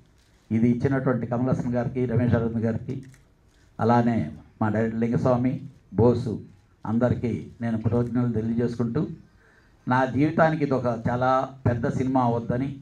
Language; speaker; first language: Telugu; native; Telugu